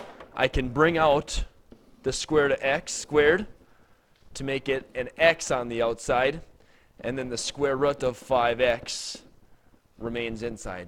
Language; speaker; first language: English; native; English